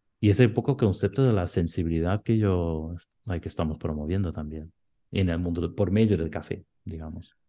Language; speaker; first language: Spanish; non-native, fluent; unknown